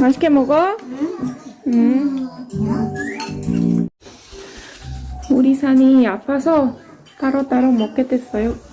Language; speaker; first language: Korean; non-native, fluent; Spanish